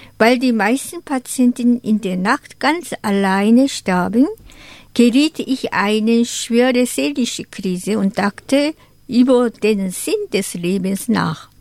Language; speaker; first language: German; non-native, fluent; Korean